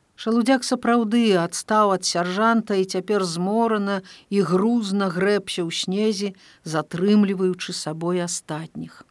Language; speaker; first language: Belarusian; native; Belarusian